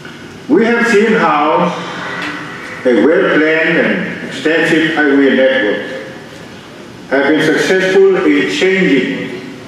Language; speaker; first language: English; non-native, local second language; Malay